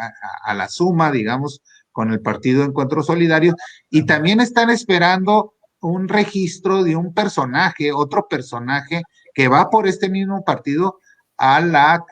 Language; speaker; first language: Spanish; native; Spanish